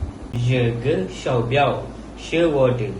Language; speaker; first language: Chinese; non-native, learner; Malay